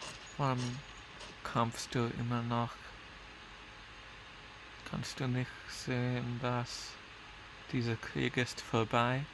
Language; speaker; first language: German; non-native, learner; English